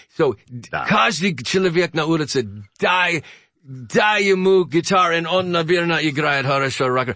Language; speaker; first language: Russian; non-native, learner; English